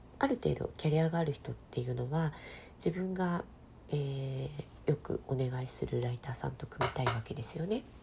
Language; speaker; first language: Japanese; native; Japanese